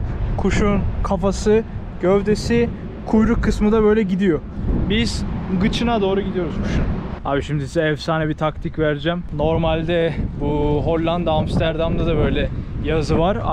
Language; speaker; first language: Turkish; native; Turkish